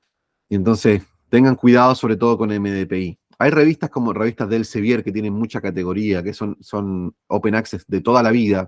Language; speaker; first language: Spanish; native; Spanish